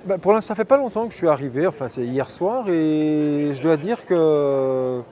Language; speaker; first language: French; non-native, local second language; Arabic